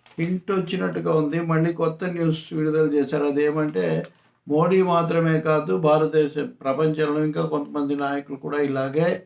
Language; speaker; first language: Telugu; native; Telugu